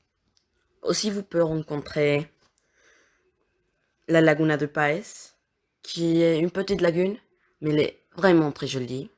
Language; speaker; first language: French; non-native, learner; Spanish